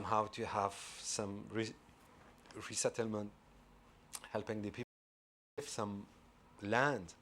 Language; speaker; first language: English; non-native, fluent; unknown